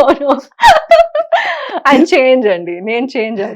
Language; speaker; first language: Telugu; non-native, fluent; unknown